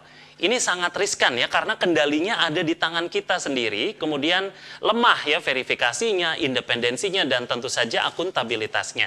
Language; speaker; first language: Indonesian; native; Indonesian